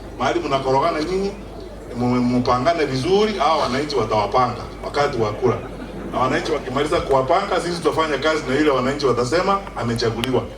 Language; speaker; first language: Swahili; non-native, local second language; Gusii